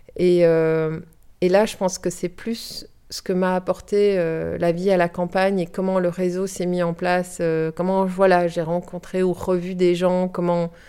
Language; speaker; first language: French; early bilingual, heritage; French